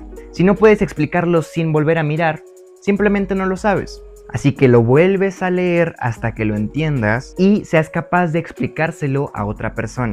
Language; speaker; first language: Spanish; native; Spanish